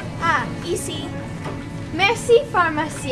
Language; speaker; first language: French; non-native, learner; English